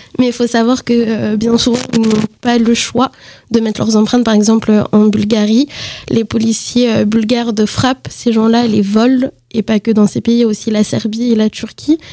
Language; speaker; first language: French; native; French